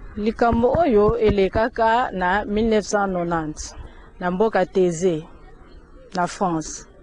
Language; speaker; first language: Lingala; non-native, local second language; Kituba (Democratic Republic of Congo)